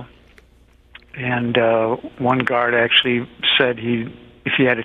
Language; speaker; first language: English; native; English